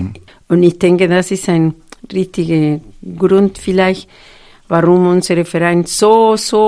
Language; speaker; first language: German; non-native, fluent; Spanish